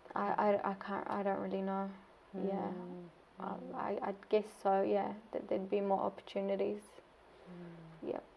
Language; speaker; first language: English; non-native, fluent; Arabic